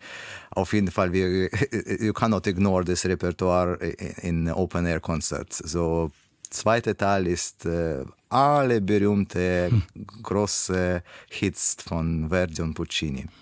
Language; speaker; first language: German; non-native, learner; Russian